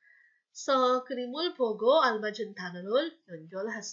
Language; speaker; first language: Korean; non-native, fluent; Filipino